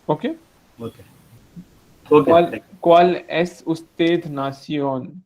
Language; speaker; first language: Spanish; non-native, fluent; Hindi